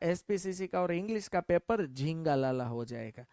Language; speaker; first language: Hindi; non-native, local second language; Gujarati